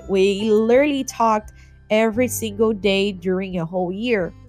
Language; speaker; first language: English; non-native, fluent; Portuguese